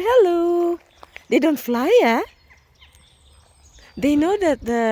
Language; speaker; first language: English; non-native, local second language; Filipino